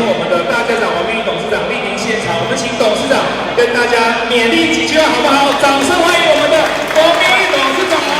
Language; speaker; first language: Chinese; native; Chinese